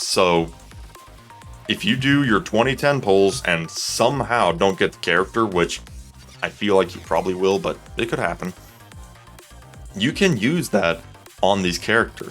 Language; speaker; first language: English; native; English